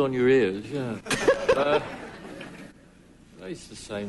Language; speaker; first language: English; native; English